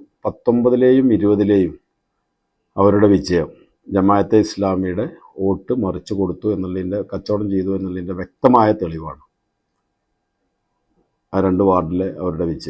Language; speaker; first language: Malayalam; native; Malayalam